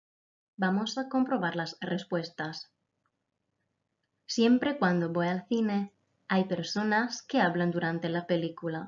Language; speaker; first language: Spanish; non-native, fluent; Croatian